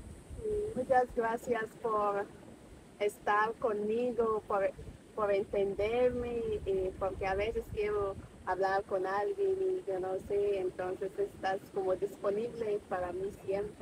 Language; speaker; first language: Spanish; non-native, fluent; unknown